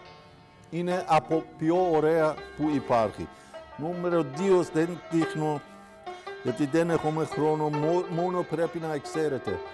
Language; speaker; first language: Greek; non-native, fluent; Persian